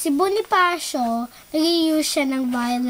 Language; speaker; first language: Filipino; early bilingual, heritage; Filipino